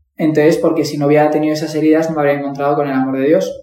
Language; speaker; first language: Spanish; native; Spanish